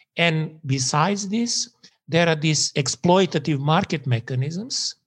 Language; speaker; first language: English; non-native, fluent; Serbian